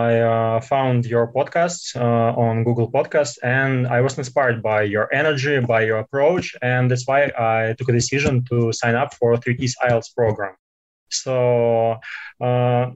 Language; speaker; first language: English; non-native, fluent; Russian